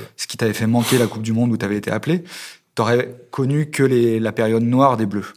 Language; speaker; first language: French; native; French